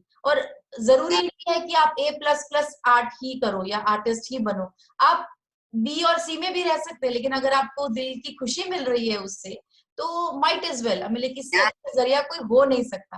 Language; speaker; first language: Hindi; native; Hindi